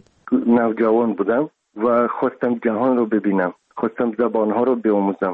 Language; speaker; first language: Persian; non-native, local second language; Russian